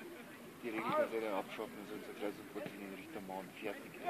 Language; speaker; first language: German; native; German